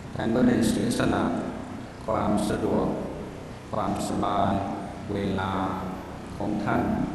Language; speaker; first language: Thai; non-native, fluent; English